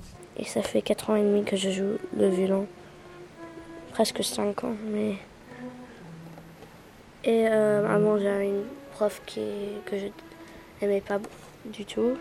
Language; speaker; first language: French; early bilingual, other home language; Spanish